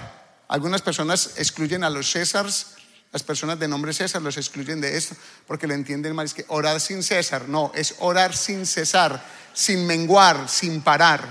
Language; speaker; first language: Spanish; native; Spanish